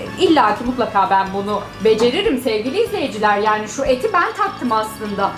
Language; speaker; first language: Turkish; native; Turkish